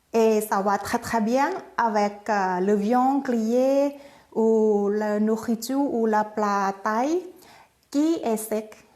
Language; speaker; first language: French; non-native, learner; Thai